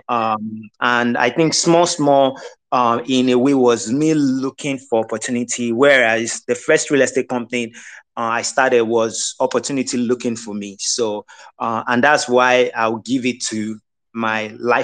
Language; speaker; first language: English; non-native, local second language; Yoruba